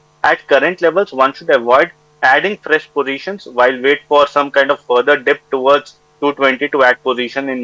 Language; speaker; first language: English; non-native, local second language; Hindi